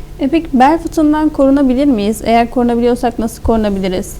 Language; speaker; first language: Turkish; native; Turkish